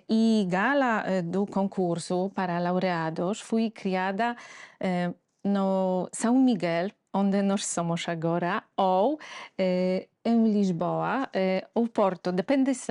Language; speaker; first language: Portuguese; non-native, fluent; Polish